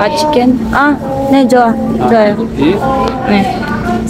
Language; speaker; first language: Korean; non-native, learner; Filipino